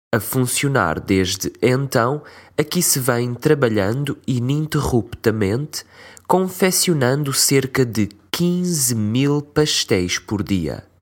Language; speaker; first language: Portuguese; native; Portuguese